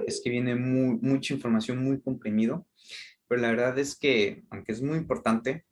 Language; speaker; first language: Spanish; native; Spanish